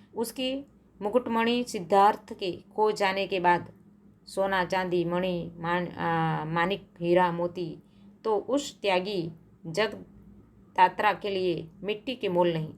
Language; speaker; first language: Hindi; non-native, local second language; Gujarati